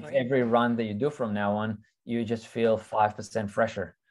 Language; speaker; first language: English; early bilingual, other home language; Russian